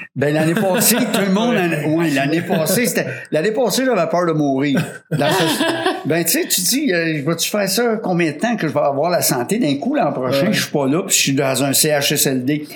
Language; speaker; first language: French; native; French